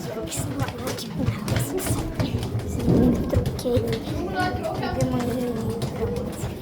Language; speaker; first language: Bosnian; early bilingual, heritage; Bosnian